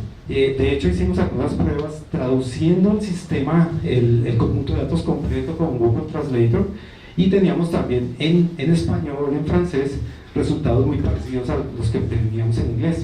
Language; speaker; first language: Spanish; native; Spanish